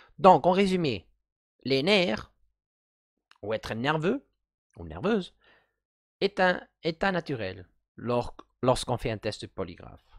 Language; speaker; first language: French; non-native, fluent; Spanish